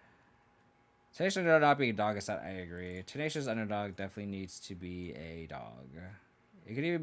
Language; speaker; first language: English; native; English